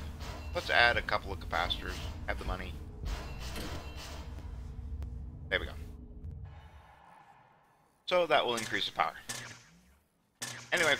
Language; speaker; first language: English; native; English